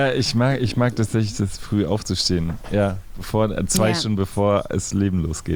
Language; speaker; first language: German; native; German